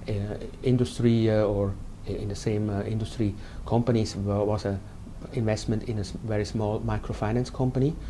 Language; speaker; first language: English; non-native, fluent; German